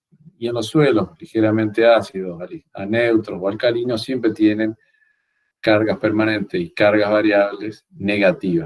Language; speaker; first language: Spanish; native; Spanish